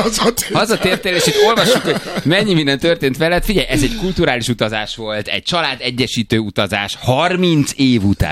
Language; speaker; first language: Hungarian; native; Hungarian